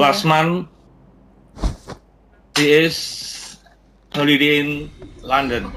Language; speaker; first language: English; non-native, learner; Javanese